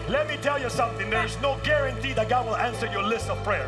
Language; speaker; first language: English; early bilingual, other home language; Spanish